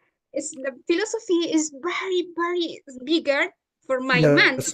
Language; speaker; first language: English; non-native, learner; Italian